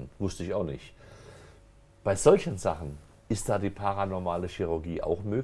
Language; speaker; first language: German; native; German